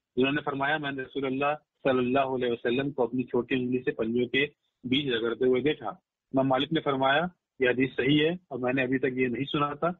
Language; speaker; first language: Urdu; native; Urdu